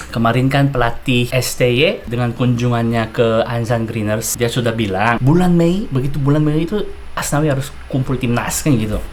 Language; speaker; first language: Indonesian; non-native, fluent; Korean